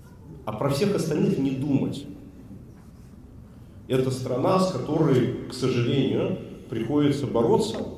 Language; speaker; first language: Russian; native; Russian